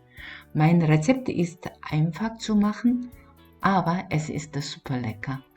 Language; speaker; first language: German; non-native, learner; Korean